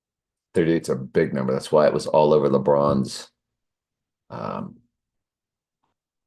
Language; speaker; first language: English; native; English